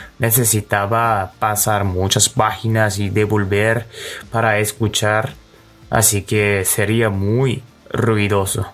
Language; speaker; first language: Spanish; non-native, learner; Korean